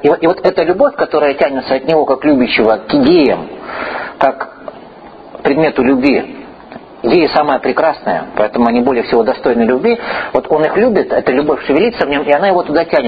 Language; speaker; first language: Russian; native; Russian